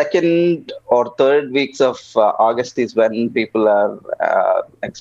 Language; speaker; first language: English; non-native, local second language; Telugu